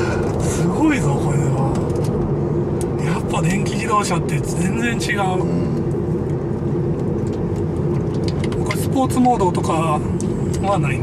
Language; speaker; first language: Japanese; native; Japanese